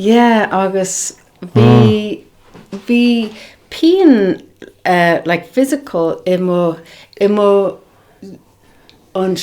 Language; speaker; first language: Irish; non-native, learner; English